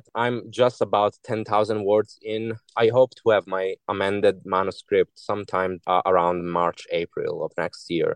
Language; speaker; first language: English; non-native, fluent; Italian